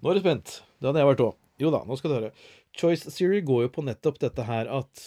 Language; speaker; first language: Norwegian; native; Norwegian